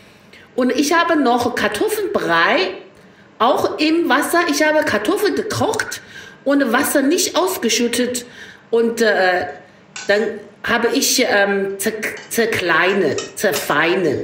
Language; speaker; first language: German; non-native, learner; Chinese